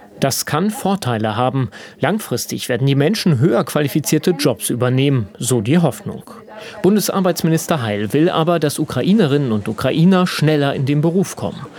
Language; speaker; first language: German; native; German